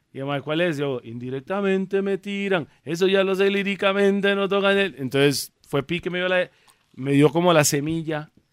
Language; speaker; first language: Spanish; early bilingual, other home language; English